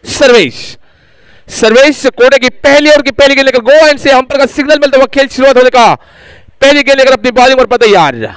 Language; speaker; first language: Hindi; native; Hindi